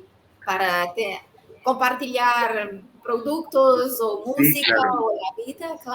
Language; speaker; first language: Spanish; non-native, fluent; Portuguese